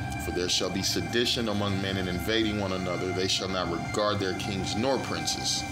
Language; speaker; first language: English; native; English